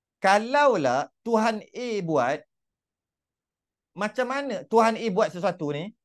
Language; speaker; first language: Malay; native; Malay